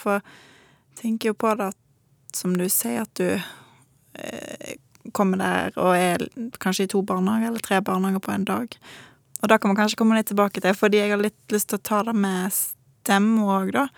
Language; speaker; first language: Norwegian; native; Norwegian